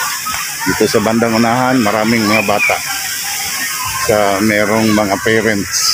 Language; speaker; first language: Filipino; non-native, local second language; Cebuano